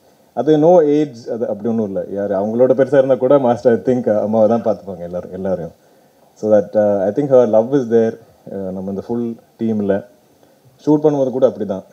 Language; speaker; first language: Tamil; non-native, local second language; Malayalam